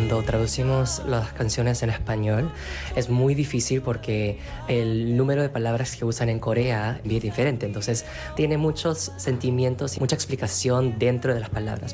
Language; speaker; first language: Spanish; non-native, fluent; Korean